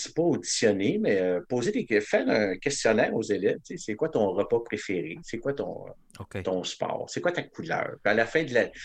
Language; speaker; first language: French; native; French